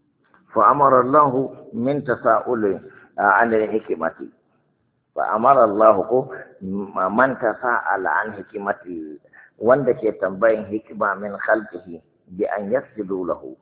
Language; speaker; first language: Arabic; non-native, fluent; Hausa